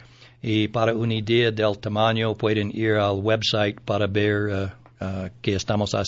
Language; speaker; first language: Spanish; non-native, learner; English